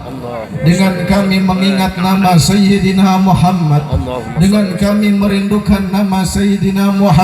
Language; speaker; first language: Indonesian; non-native, local second language; Banjar